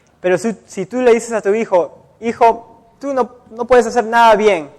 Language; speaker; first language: Spanish; native; Spanish